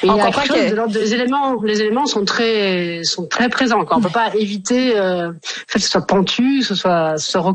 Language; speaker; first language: French; native; French